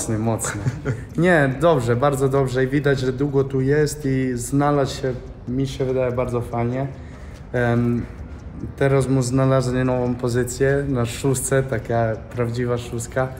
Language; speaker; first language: Polish; non-native, fluent; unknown